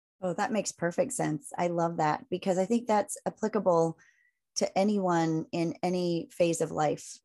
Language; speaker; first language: English; native; English